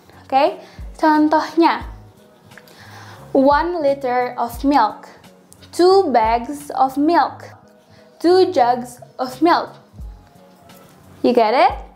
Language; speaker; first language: English; non-native, fluent; Indonesian